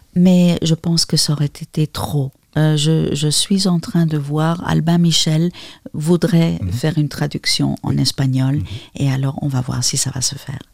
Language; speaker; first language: French; non-native, fluent; Spanish